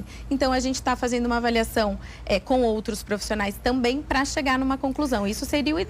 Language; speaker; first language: Portuguese; native; Portuguese